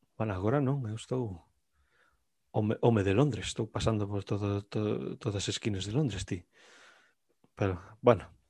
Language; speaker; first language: Galician; native; Galician